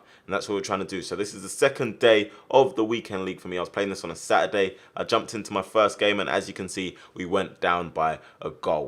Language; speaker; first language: English; native; English